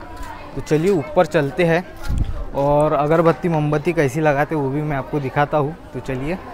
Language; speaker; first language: Hindi; non-native, local second language; Marathi